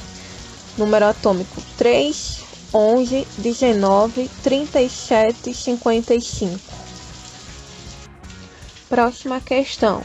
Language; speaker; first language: Portuguese; native; Portuguese